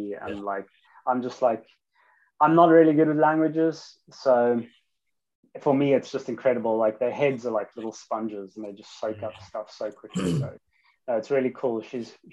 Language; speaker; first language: English; native; English